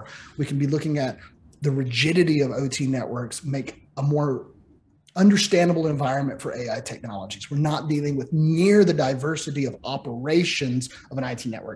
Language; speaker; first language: English; native; English